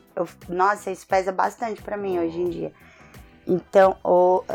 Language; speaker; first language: Portuguese; native; Portuguese